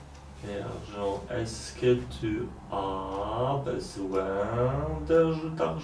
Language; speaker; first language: French; non-native, learner; Polish